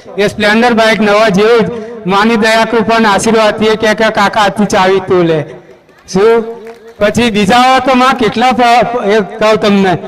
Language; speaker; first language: Gujarati; native; Gujarati